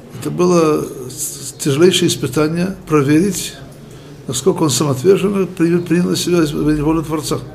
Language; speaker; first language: Russian; early bilingual, heritage; Russian